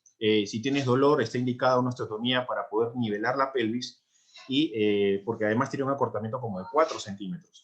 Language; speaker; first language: Spanish; native; Spanish